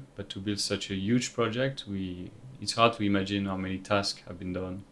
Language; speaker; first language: English; non-native, fluent; French